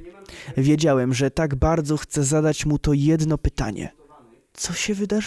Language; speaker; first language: Polish; native; Polish